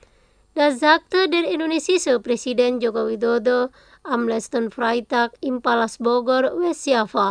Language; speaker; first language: German; non-native, learner; Indonesian